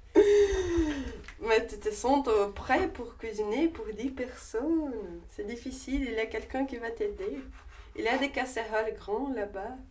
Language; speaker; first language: French; non-native, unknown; Portuguese